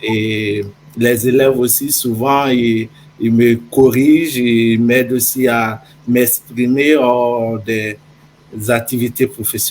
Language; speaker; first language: French; non-native, fluent; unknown